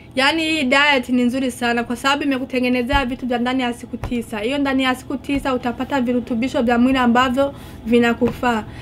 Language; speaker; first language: Swahili; non-native, local second language; Rundi